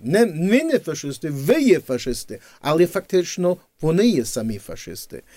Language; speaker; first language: Ukrainian; early bilingual, heritage; English